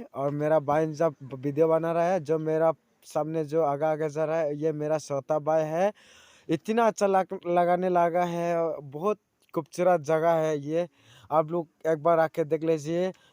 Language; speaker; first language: Hindi; non-native, local second language; Chakma